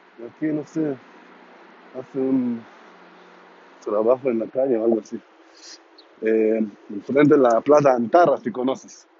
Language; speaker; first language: Spanish; non-native, learner; Hebrew